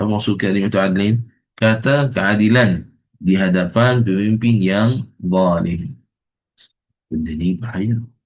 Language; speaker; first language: Malay; non-native, fluent; Arabic